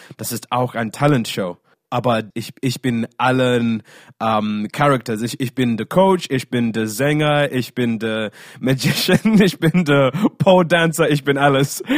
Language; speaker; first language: German; non-native, learner; English